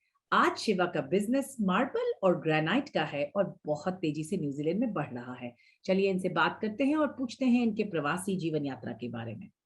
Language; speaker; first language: Hindi; native; Hindi